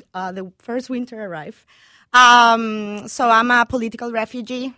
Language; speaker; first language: English; non-native, fluent; Spanish